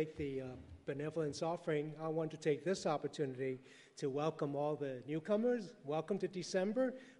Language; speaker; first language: English; early bilingual, other home language; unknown